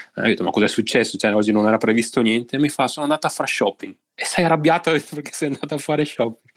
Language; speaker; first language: Italian; native; Italian